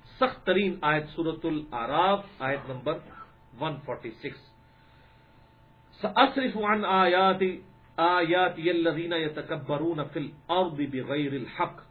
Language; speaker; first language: Urdu; non-native, local second language; Punjabi